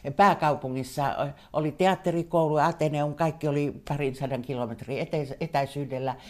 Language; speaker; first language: Finnish; native; Finnish